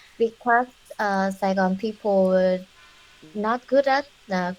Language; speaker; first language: English; non-native, learner; Vietnamese